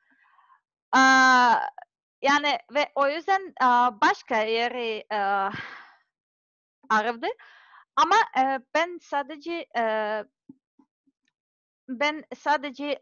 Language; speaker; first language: Turkish; non-native, learner; Serbian